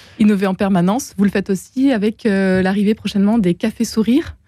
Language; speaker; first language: French; native; French